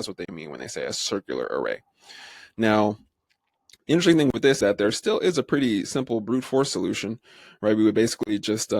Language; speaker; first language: English; native; English